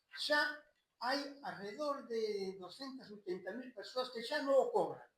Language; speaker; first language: Galician; native; Galician